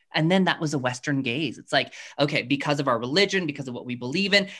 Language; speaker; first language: English; native; English